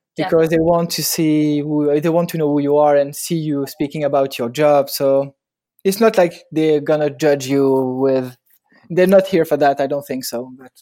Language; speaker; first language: English; non-native, fluent; French